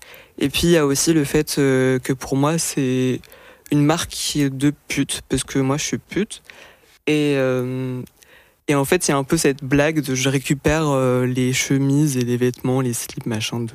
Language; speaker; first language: French; native; French